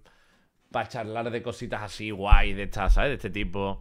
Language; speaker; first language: Spanish; native; Spanish